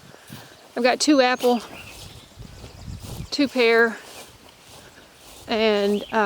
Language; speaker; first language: English; native; English